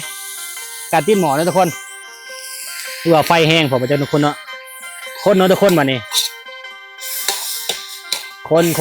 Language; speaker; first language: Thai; non-native, local second language; Northeastern Thai